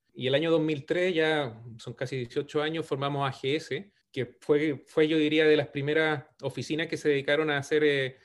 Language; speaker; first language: Spanish; native; Spanish